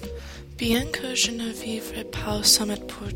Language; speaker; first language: French; non-native, learner; English